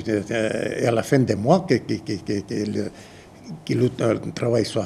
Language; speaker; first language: French; non-native, fluent; Croatian